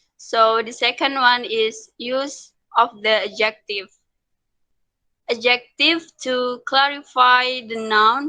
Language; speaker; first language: English; non-native, learner; Indonesian